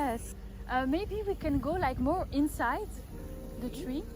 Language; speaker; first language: English; non-native, fluent; French